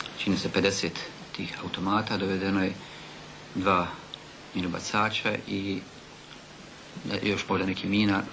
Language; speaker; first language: Bosnian; native; Bosnian